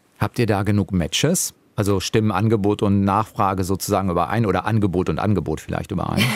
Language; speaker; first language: German; native; German